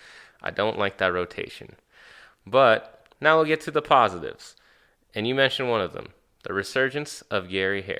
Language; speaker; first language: English; native; English